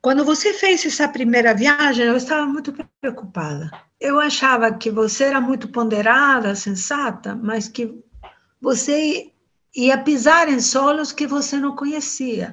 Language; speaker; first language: Portuguese; non-native, fluent; Spanish